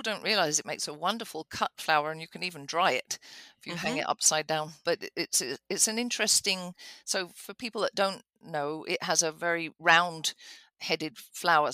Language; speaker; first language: English; native; English